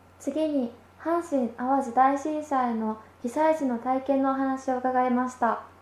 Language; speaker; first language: Japanese; native; Japanese